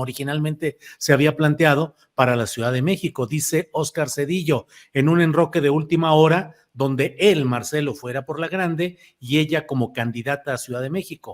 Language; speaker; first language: Spanish; native; Spanish